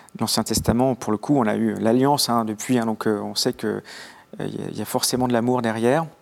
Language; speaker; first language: French; native; French